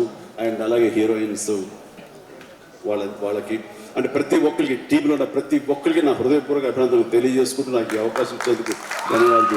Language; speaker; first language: Telugu; native; Telugu